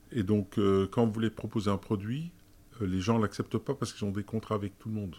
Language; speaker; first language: French; early bilingual, other home language; German